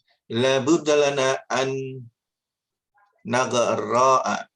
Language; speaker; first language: Arabic; non-native, learner; Indonesian